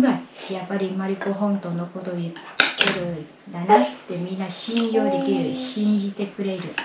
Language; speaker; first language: Japanese; non-native, learner; Vietnamese